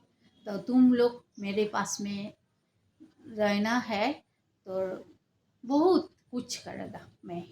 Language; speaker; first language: Hindi; non-native, learner; Bangla